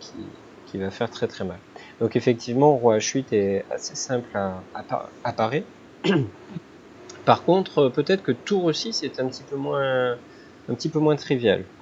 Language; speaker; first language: French; native; French